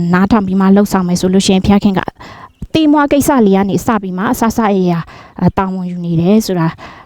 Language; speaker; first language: Burmese; non-native, local second language; Shan